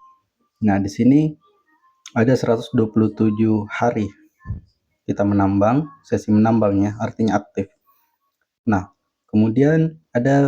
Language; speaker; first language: Indonesian; native; Indonesian